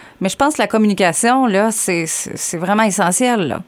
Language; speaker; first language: French; native; French